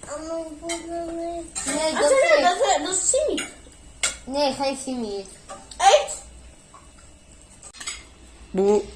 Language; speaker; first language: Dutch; early bilingual, other home language; Turkish